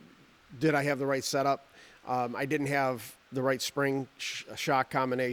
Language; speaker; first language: English; native; English